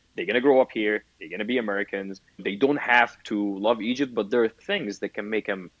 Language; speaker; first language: English; non-native, fluent; Arabic